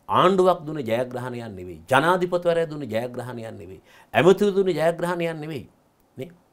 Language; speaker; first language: Sinhala; native; Sinhala